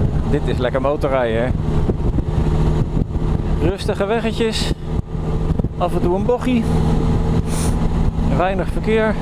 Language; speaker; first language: Dutch; native; Dutch